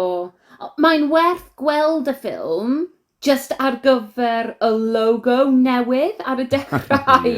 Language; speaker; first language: Welsh; non-native, learner; English